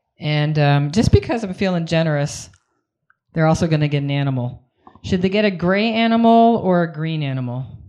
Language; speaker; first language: English; native; English